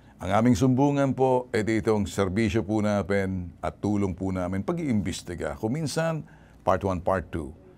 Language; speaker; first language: Filipino; native; Filipino